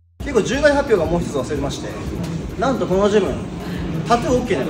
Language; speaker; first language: Japanese; native; Japanese